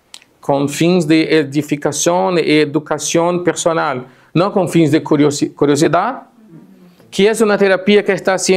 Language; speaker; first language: Spanish; non-native, fluent; Portuguese